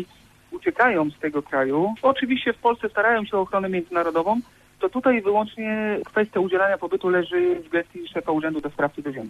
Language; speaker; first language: Polish; native; Polish